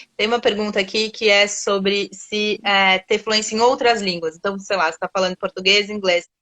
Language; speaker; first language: Portuguese; native; Portuguese